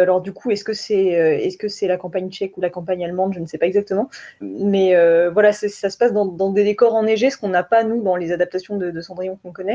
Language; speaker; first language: French; native; French